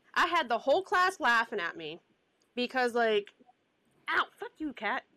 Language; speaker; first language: English; native; English